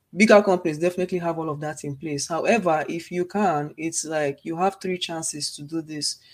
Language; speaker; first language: English; non-native, local second language; Igbo